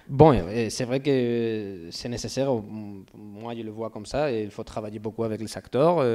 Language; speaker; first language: French; non-native, learner; Spanish